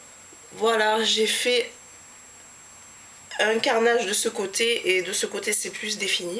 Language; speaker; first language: French; native; French